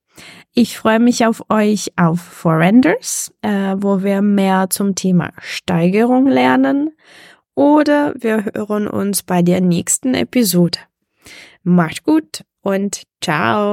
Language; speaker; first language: German; non-native, fluent; Czech